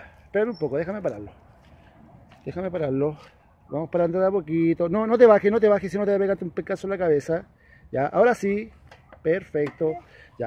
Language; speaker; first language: Spanish; native; Spanish